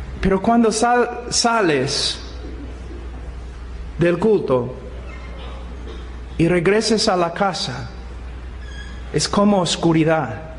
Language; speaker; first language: Spanish; non-native, fluent; English